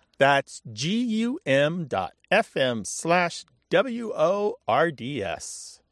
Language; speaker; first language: English; native; English